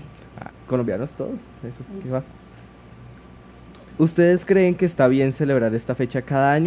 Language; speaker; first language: Spanish; native; Spanish